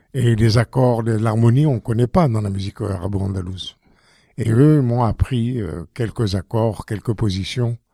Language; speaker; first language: French; native; French